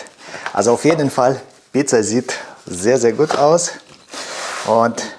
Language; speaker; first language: German; non-native, fluent; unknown